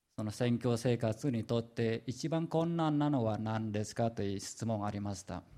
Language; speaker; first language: Japanese; non-native, fluent; Vietnamese